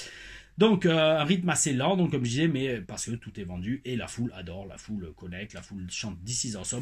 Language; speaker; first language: French; native; French